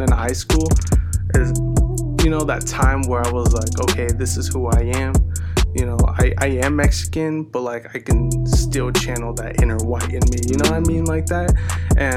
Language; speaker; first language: English; native; English